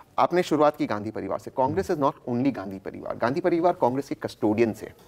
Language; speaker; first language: Hindi; native; Hindi